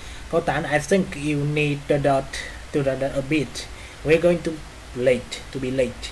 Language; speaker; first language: English; non-native, fluent; Vietnamese